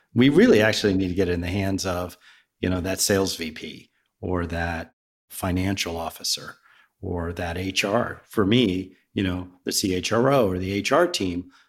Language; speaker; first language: English; native; English